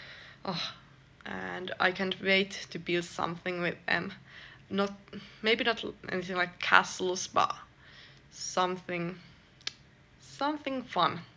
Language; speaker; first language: English; non-native, fluent; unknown